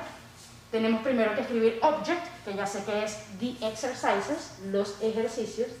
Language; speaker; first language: Spanish; native; Spanish